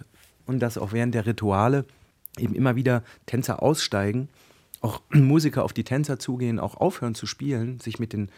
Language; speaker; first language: German; native; German